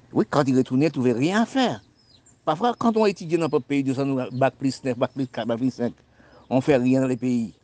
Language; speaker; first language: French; non-native, local second language; Haitian Creole